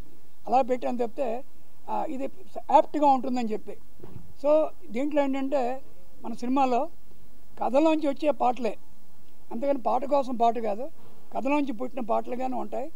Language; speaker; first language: Telugu; native; Telugu